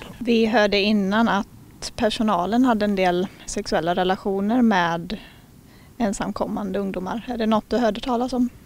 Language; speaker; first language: Swedish; native; Swedish